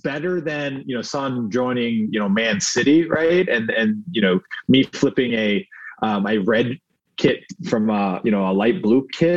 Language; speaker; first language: English; early bilingual, other home language; Korean